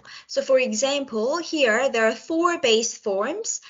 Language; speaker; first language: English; non-native, local second language; Korean